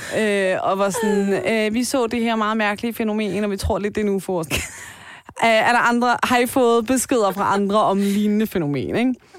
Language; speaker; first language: Danish; early bilingual, other home language; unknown